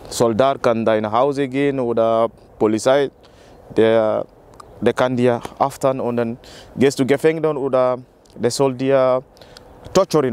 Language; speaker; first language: German; non-native, learner; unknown